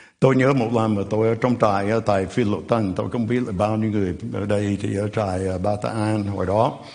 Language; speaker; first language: Vietnamese; non-native, fluent; English